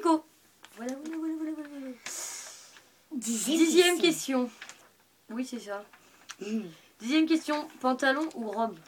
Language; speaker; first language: French; native; French